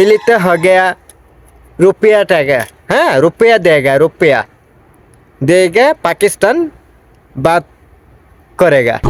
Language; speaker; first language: Hindi; non-native, learner; Bangla